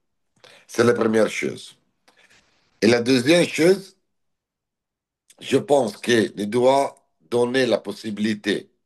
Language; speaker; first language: French; non-native, learner; Italian